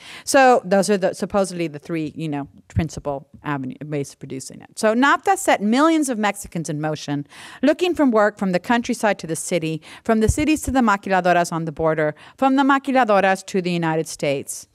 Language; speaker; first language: English; native; English